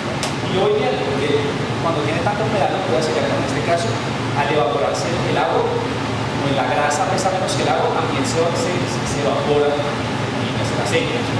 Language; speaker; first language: Spanish; native; Spanish